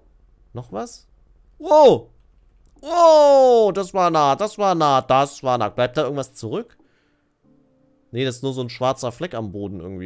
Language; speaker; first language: German; native; German